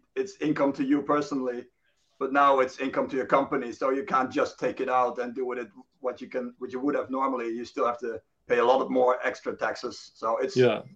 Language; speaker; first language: English; non-native, fluent; Dutch